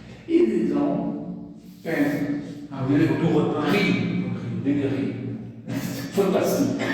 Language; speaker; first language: French; non-native, learner; Portuguese